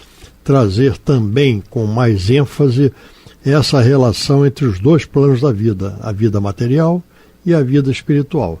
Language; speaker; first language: Portuguese; native; Portuguese